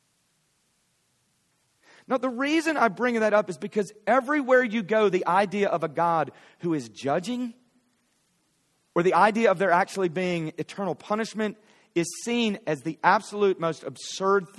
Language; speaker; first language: English; native; English